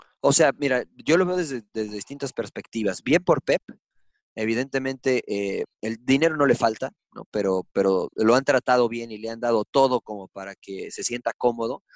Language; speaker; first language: Spanish; early bilingual, heritage; Spanish